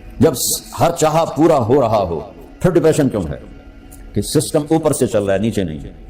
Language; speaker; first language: Urdu; non-native, local second language; Punjabi